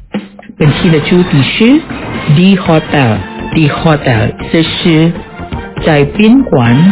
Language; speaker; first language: Chinese; non-native, fluent; Indonesian